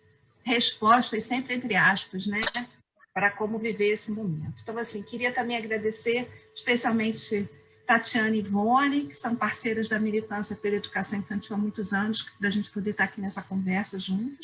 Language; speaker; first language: Portuguese; native; Portuguese